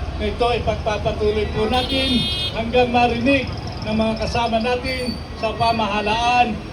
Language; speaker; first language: Filipino; native; Filipino